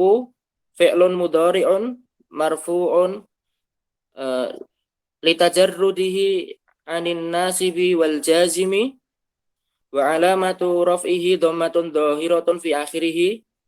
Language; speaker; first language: Arabic; non-native, learner; Indonesian